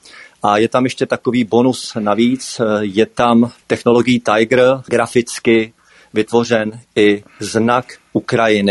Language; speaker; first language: Czech; native; Czech